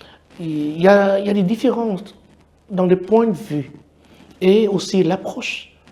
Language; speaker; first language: French; non-native, fluent; Vietnamese